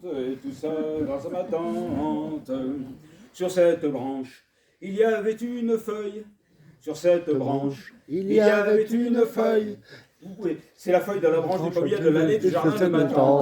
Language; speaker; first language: French; native; French